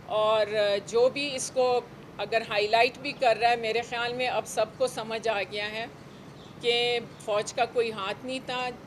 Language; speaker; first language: Urdu; non-native, local second language; Baluchi